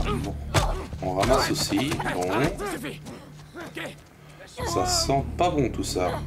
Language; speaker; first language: French; native; French